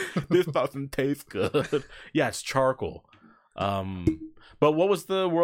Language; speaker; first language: English; native; English